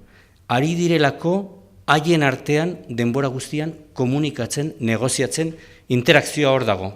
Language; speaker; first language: Basque; native; Basque